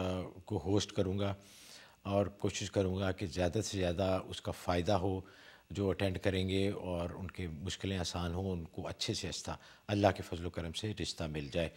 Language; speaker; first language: Urdu; native; Urdu